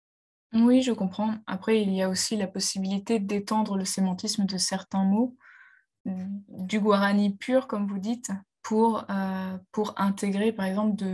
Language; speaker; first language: French; native; French